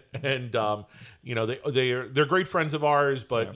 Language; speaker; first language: English; native; English